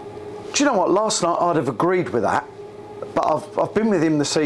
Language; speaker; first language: English; native; English